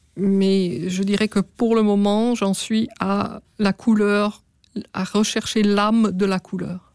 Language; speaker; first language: French; native; French